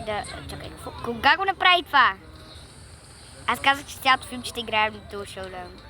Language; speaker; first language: Bulgarian; early bilingual, heritage; Bulgarian